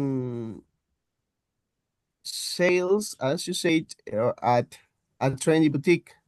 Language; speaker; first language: English; non-native, learner; Spanish